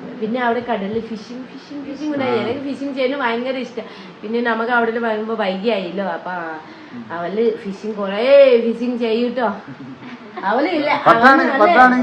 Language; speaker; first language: Malayalam; non-native, learner; Nepali